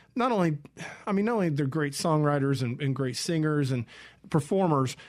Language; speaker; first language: English; native; English